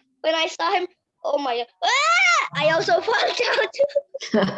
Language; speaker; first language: English; non-native, learner; Indonesian